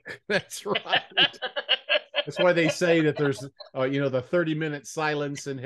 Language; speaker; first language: English; native; English